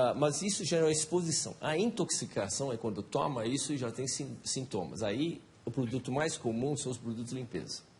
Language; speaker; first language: Portuguese; non-native, fluent; Chinese